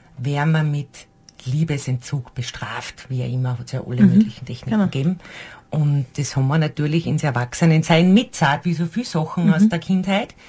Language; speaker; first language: German; native; German